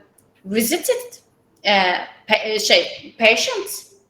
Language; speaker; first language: English; non-native, learner; Turkish